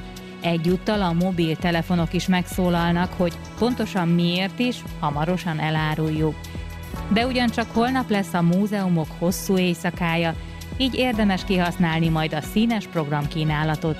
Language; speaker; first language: Hungarian; native; Hungarian